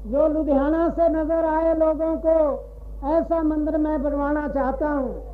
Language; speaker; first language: Hindi; non-native, local second language; Punjabi